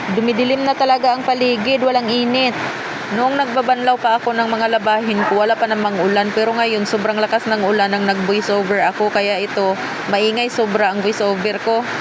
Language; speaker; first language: Filipino; non-native, local second language; Cebuano